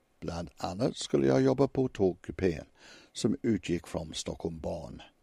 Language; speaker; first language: Swedish; non-native, fluent; English